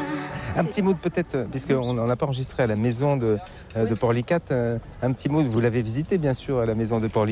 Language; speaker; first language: French; native; French